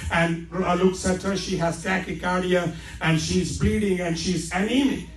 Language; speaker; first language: English; non-native, local second language; Malayalam